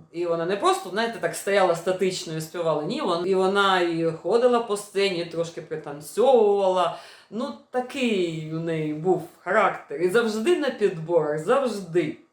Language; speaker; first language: Ukrainian; non-native, local second language; Russian